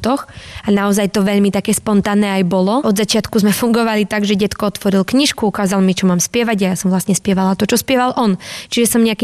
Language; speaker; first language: Slovak; native; Slovak